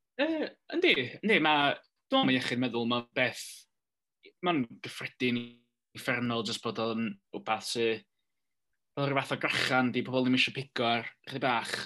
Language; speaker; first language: Welsh; native; Welsh